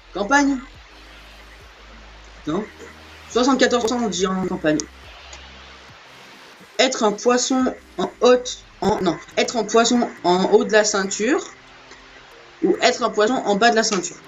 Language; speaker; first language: French; native; French